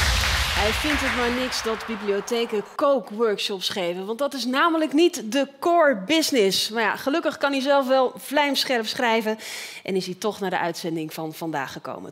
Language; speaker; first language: Dutch; native; Dutch